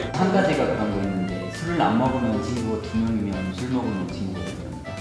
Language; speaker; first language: Korean; non-native, fluent; Uzbek